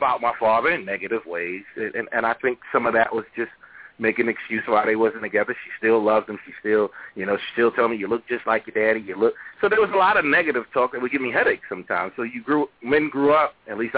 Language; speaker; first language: English; native; English